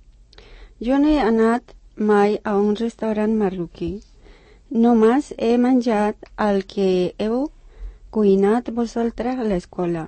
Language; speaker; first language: Catalan; non-native, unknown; Spanish